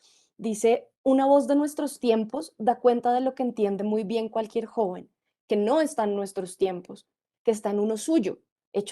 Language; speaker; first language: Spanish; native; Spanish